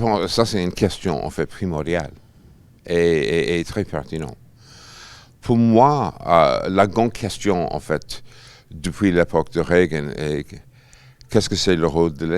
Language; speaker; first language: French; non-native, fluent; English